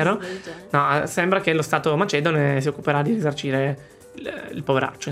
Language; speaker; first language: Italian; native; Italian